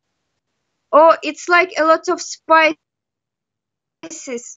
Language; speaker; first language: English; non-native, learner; Russian